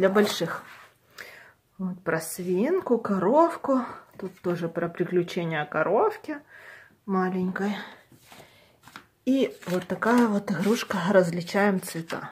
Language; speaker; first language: Russian; native; Russian